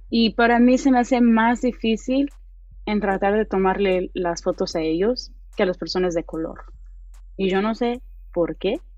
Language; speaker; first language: Spanish; early bilingual, heritage; Spanish